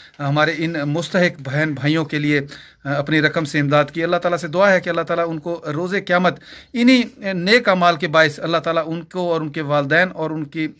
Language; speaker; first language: Urdu; non-native, local second language; Punjabi